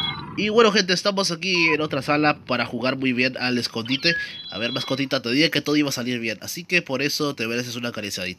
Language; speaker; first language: Spanish; native; Spanish